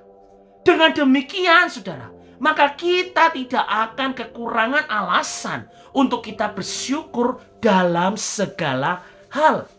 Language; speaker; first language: Indonesian; native; Indonesian